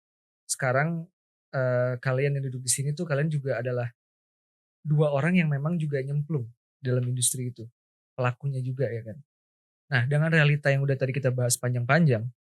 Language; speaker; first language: Indonesian; native; Indonesian